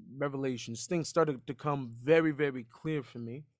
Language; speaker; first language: English; native; English